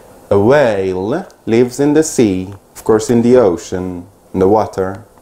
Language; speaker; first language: English; non-native, fluent; Persian